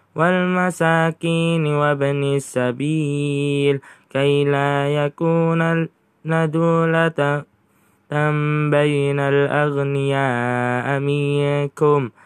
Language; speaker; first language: Arabic; non-native, learner; Indonesian